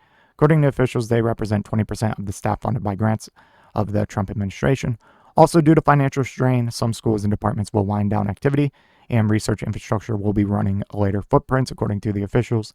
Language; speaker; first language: English; native; English